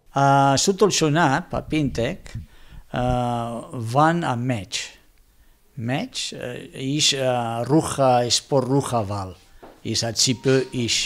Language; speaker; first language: Hungarian; non-native, learner; Spanish